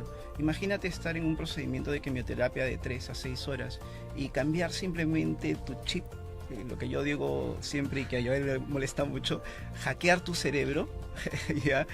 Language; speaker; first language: Spanish; native; Spanish